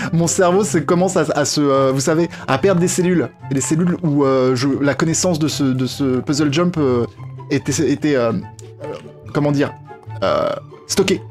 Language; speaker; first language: French; native; French